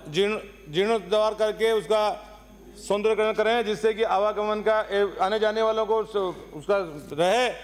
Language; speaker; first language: Hindi; native; Hindi